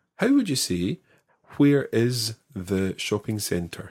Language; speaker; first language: English; native; English